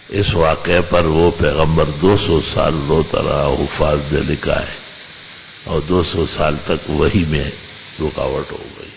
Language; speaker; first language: Urdu; non-native, local second language; Pashto